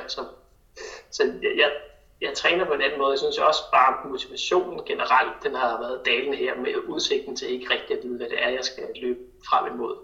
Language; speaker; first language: Danish; native; Danish